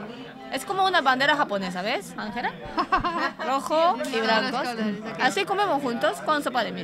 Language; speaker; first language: Spanish; non-native, learner; Japanese